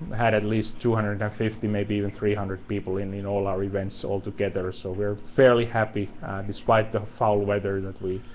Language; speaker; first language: English; non-native, fluent; Finnish